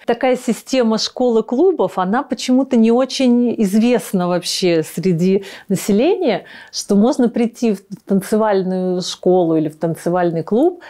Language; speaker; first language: Russian; native; Russian